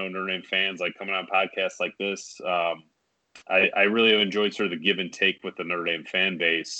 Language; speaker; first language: English; native; English